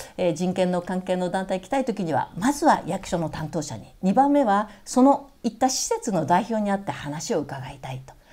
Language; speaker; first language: Japanese; native; Japanese